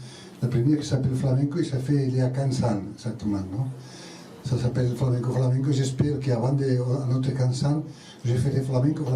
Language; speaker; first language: French; non-native, learner; Spanish